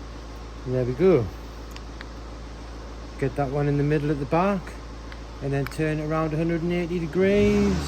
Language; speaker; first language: English; native; English